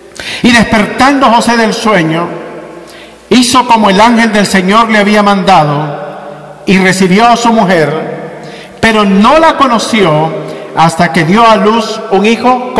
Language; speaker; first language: Spanish; native; Spanish